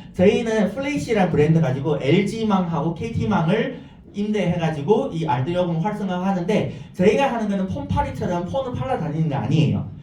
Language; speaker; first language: Korean; non-native, fluent; Chinese